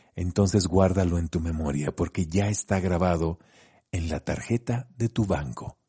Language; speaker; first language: Spanish; native; Spanish